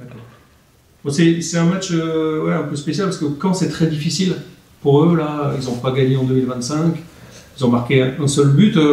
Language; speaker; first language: French; native; French